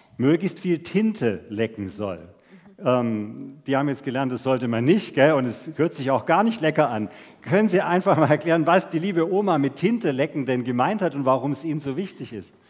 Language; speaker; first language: German; native; German